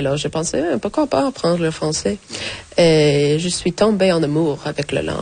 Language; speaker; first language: French; non-native, learner; English